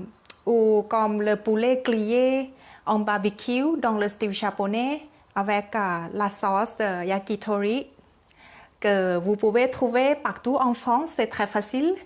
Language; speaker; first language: French; non-native, learner; Thai